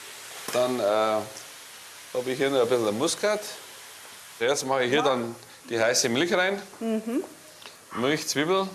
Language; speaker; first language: German; native; German